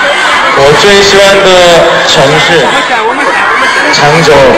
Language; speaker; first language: Chinese; non-native, learner; Korean